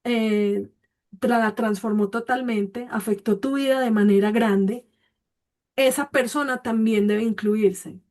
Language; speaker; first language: Spanish; native; Spanish